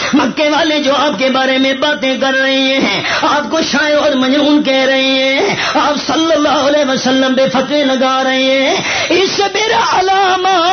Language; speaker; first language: Urdu; non-native, local second language; Northern Hindko